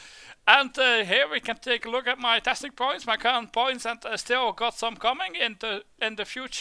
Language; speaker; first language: English; non-native, fluent; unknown